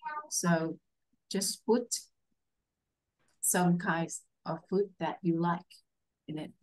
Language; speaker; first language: English; non-native, fluent; Vietnamese